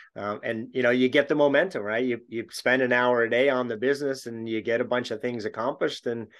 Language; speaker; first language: English; native; English